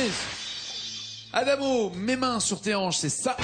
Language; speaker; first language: French; native; French